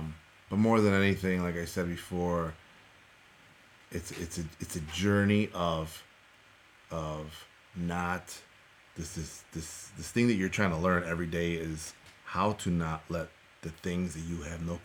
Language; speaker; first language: English; early bilingual, other home language; Spanish